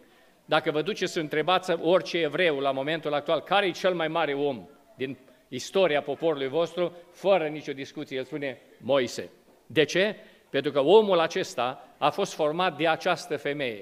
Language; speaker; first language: Romanian; native; Romanian